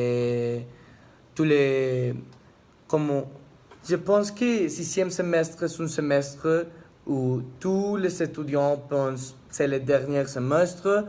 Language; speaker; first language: French; non-native, learner; Spanish